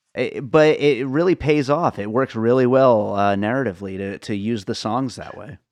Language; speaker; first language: English; native; English